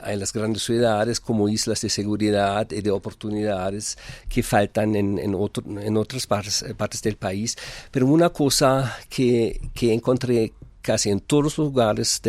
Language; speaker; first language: Spanish; non-native, fluent; German